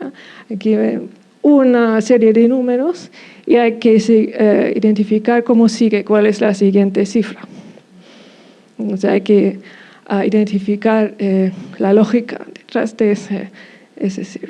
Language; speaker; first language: Spanish; non-native, fluent; German